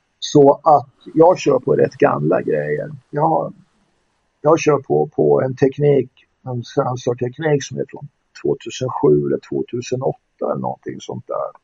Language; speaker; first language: Swedish; native; Swedish